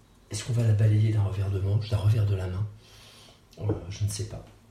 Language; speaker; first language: French; native; French